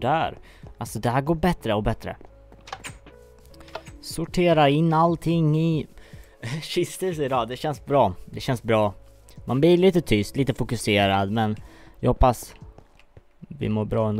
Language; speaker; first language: Swedish; native; Swedish